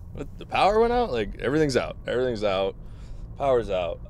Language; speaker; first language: English; native; English